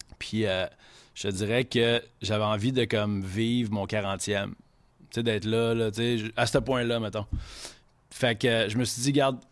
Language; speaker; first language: French; native; French